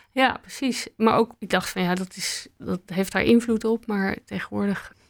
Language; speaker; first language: Dutch; native; Dutch